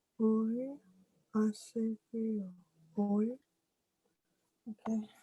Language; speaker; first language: Spanish; non-native, learner; English